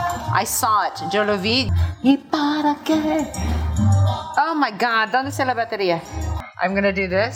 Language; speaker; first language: Spanish; non-native, learner; English